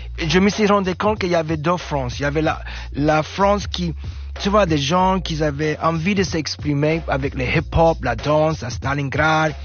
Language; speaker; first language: French; non-native, fluent; English